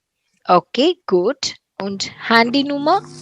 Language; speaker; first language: German; non-native, fluent; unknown